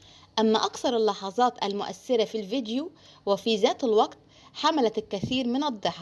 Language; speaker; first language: Arabic; native; Arabic